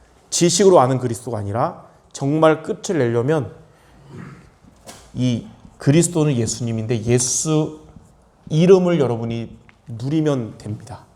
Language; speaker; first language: Korean; native; Korean